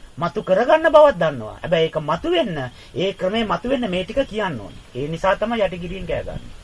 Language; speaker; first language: Sinhala; non-native, fluent; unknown